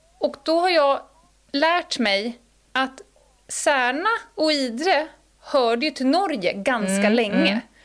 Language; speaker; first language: Swedish; native; Swedish